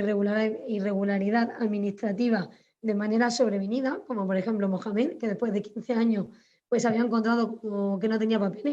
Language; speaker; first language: Spanish; native; Spanish